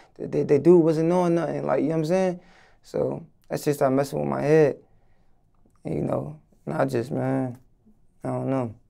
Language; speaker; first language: English; native; English